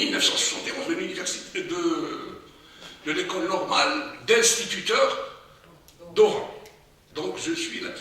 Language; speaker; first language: French; non-native, local second language; Arabic